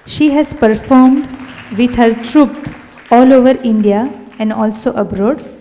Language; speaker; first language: English; non-native, local second language; Gujarati